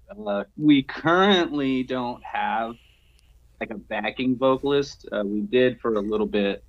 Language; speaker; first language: English; native; English